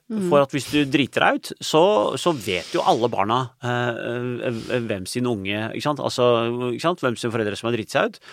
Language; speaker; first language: Norwegian; early bilingual, other home language; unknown